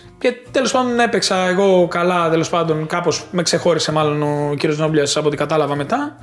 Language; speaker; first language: Greek; native; Greek